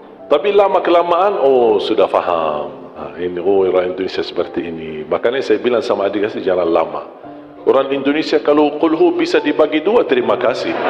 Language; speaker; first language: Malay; non-native, fluent; Arabic